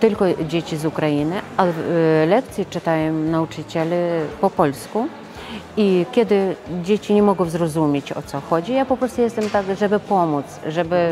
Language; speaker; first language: Polish; non-native, local second language; Ukrainian